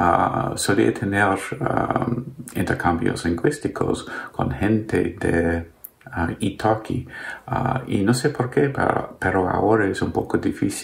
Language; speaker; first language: Spanish; non-native, learner; English